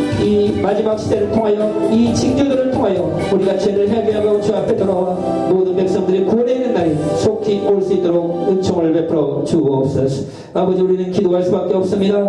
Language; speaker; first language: Korean; native; Korean